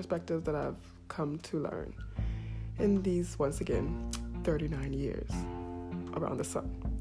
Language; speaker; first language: English; native; English